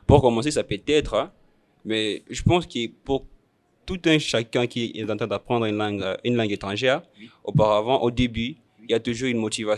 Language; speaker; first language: French; non-native, fluent; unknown